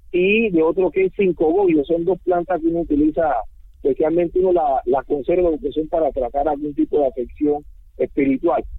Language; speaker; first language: Spanish; non-native, local second language; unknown